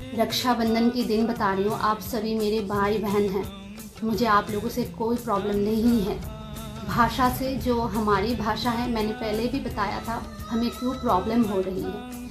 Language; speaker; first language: Hindi; non-native, local second language; Kok Borok